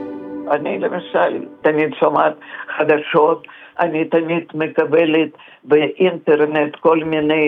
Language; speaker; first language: Hebrew; non-native, fluent; Russian